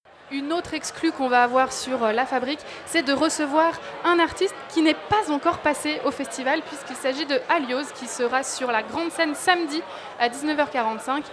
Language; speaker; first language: French; native; French